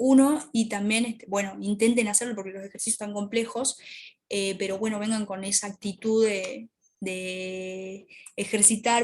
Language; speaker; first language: Spanish; native; Spanish